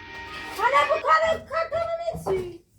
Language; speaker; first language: Turkish; native; Turkish